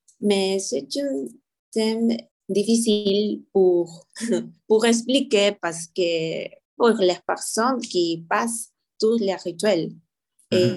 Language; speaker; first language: French; non-native, learner; Spanish